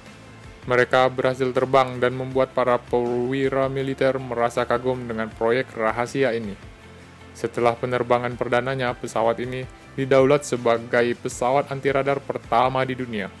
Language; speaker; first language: Indonesian; native; Indonesian